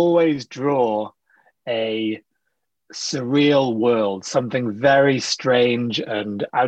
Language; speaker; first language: English; native; English